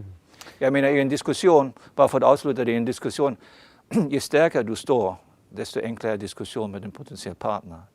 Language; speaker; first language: Swedish; non-native, fluent; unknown